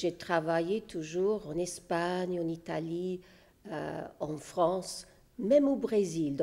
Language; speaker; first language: French; non-native, fluent; English